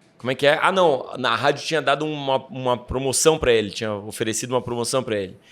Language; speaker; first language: Portuguese; native; Portuguese